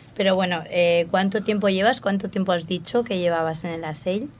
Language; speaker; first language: Spanish; non-native, local second language; Catalan